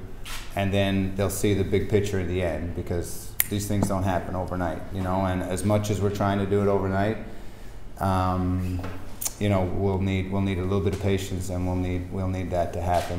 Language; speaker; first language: English; native; English